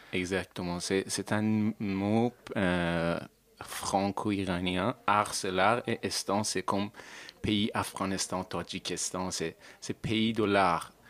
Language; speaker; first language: French; non-native, learner; Persian